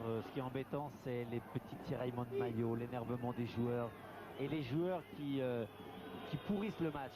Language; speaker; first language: French; native; French